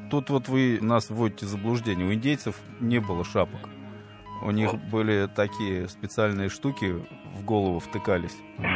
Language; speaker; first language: Russian; native; Russian